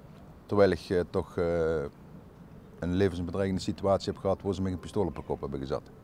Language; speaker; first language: Dutch; native; Dutch